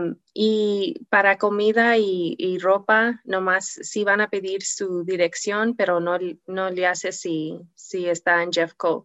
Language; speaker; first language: Spanish; non-native, learner; English